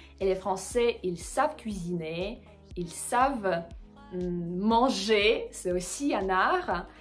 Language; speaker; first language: French; non-native, fluent; Russian